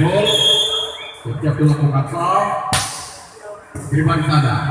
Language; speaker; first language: Indonesian; non-native, local second language; Achinese